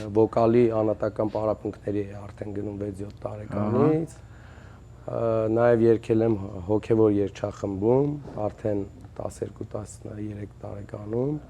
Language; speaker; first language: Armenian; native; Armenian